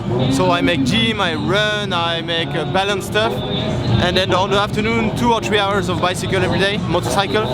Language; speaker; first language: English; non-native, learner; French